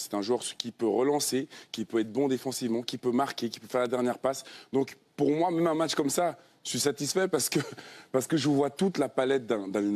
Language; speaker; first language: French; native; French